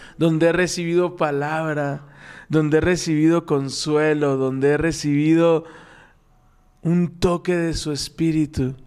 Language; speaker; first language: Spanish; native; Spanish